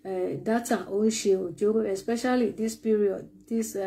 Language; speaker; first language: English; non-native, local second language; Yoruba